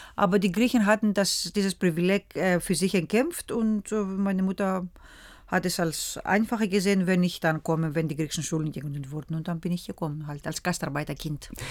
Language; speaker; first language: German; early bilingual, other home language; Greek